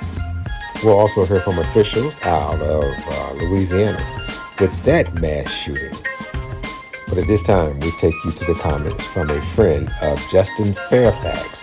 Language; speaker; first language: English; native; English